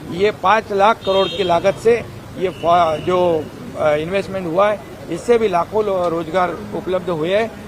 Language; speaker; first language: Hindi; non-native, local second language; Marathi